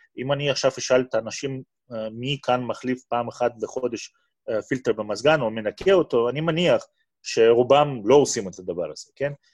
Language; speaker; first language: Hebrew; non-native, fluent; Russian